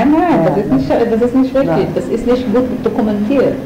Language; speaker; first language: German; non-native, fluent; Hebrew